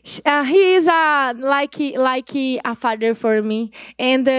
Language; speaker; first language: English; non-native, learner; Portuguese